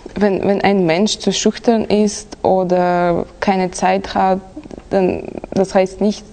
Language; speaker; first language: German; non-native, fluent; Russian